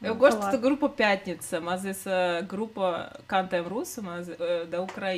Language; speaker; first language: Portuguese; non-native, learner; Russian